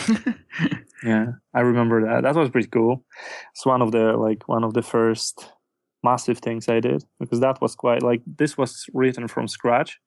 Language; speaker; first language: English; non-native, fluent; Polish